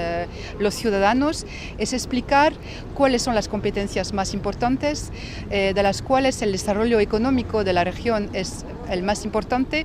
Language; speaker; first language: Spanish; non-native, fluent; French